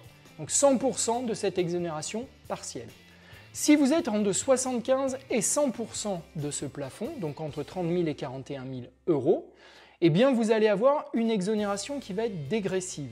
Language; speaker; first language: French; native; French